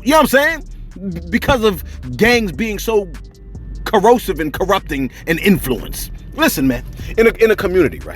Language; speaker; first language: English; native; English